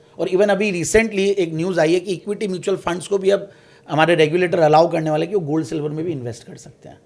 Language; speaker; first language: Hindi; native; Hindi